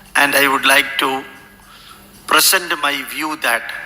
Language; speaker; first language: English; non-native, local second language; Malayalam